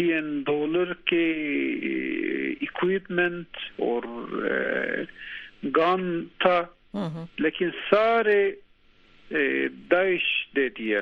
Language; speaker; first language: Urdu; non-native, learner; Turkish